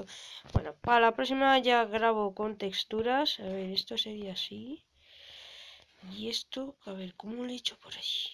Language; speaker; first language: Spanish; native; Spanish